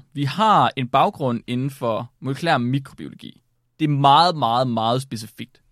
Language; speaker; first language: Danish; native; Danish